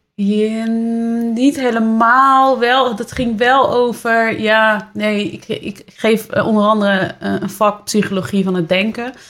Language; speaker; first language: Dutch; native; Dutch